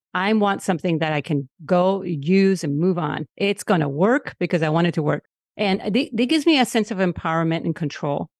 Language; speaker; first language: English; non-native, fluent; Spanish